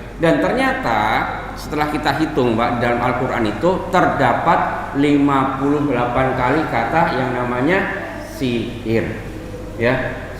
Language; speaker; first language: Indonesian; native; Indonesian